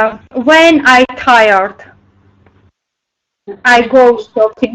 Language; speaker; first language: English; non-native, learner; Armenian